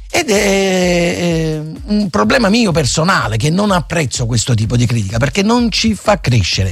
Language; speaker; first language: Italian; native; Italian